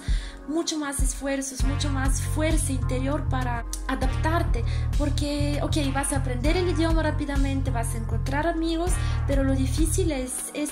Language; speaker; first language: Spanish; non-native, fluent; Bulgarian